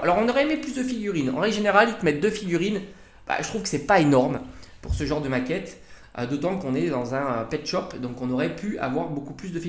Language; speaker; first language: French; native; French